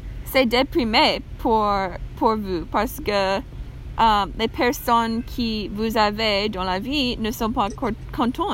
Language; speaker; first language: French; non-native, learner; English